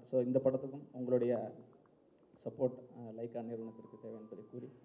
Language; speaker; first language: Tamil; native; Tamil